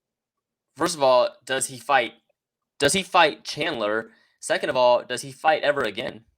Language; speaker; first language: English; native; English